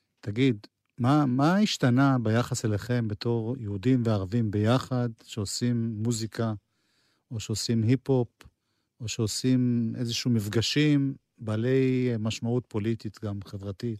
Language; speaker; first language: Hebrew; native; Hebrew